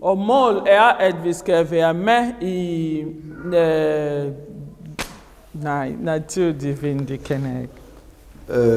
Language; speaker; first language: Danish; non-native, fluent; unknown